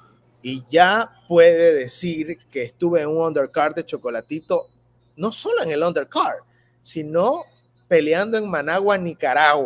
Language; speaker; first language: Spanish; native; Spanish